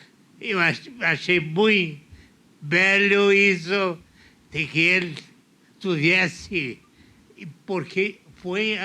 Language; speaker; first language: Portuguese; non-native, fluent; Spanish